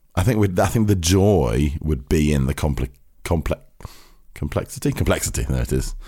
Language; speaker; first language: English; native; English